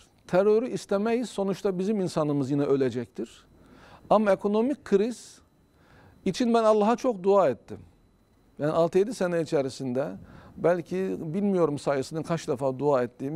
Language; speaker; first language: Turkish; native; Turkish